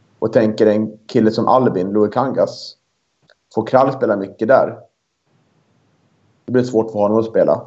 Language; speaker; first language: Swedish; native; Swedish